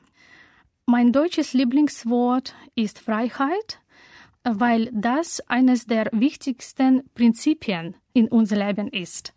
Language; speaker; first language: German; non-native, learner; Russian